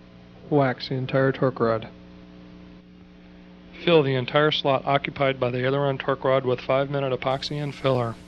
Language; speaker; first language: English; native; English